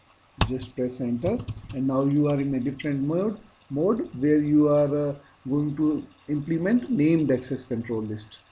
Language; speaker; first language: English; non-native, local second language; Hindi